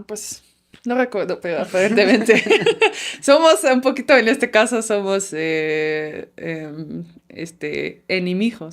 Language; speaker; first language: Spanish; non-native, fluent; Dutch